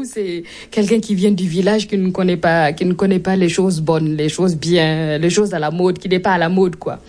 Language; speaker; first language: French; non-native, local second language; Mossi